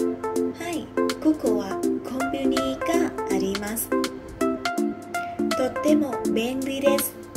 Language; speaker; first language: Japanese; non-native, learner; Thai